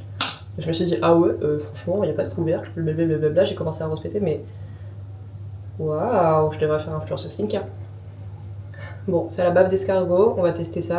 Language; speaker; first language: French; native; French